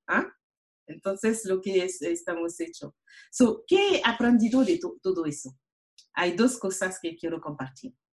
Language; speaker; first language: Spanish; non-native, learner; French